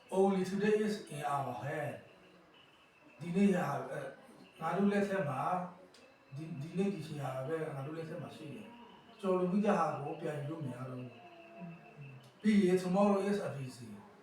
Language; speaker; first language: Burmese; non-native, local second language; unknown